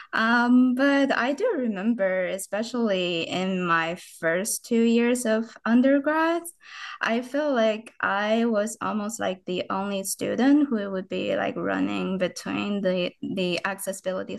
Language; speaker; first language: English; non-native, fluent; Chinese